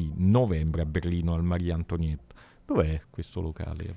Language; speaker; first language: Italian; native; Italian